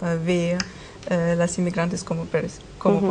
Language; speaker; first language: Spanish; non-native, fluent; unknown